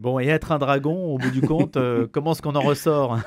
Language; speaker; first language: French; native; French